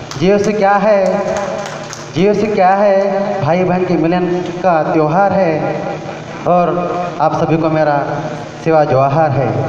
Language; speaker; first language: Hindi; non-native, local second language; Marathi